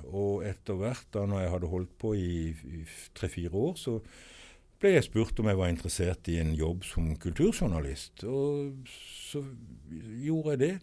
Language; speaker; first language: Norwegian; native; Norwegian